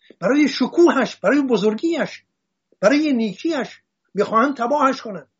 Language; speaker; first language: Persian; non-native, local second language; Assyrian Neo-Aramaic